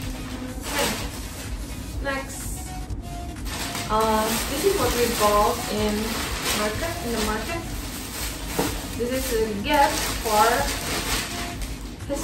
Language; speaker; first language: English; non-native, fluent; Indonesian